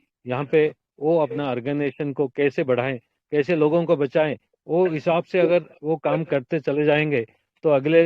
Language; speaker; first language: Hindi; non-native, local second language; Odia